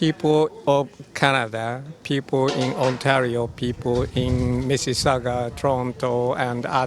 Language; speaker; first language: English; non-native, fluent; Japanese